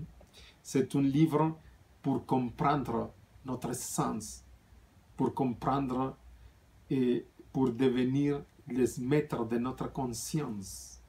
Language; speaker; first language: French; non-native, fluent; Spanish